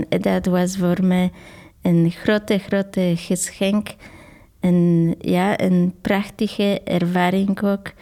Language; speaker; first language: Dutch; non-native, fluent; Polish